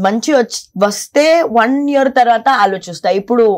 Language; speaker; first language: Telugu; non-native, local second language; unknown